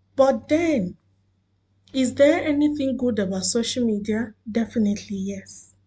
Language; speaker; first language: English; non-native, local second language; Yoruba